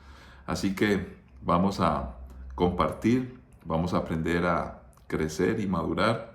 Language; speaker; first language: Spanish; native; Spanish